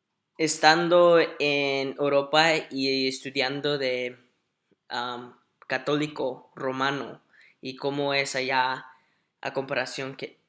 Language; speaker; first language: Spanish; early bilingual, heritage; Spanish